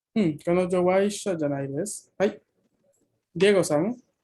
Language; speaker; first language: Japanese; non-native, fluent; Spanish